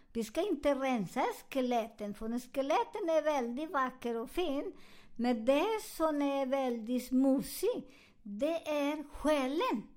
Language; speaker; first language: Swedish; non-native, learner; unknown